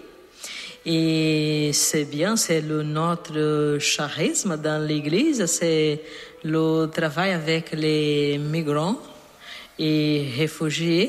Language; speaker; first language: French; non-native, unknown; Portuguese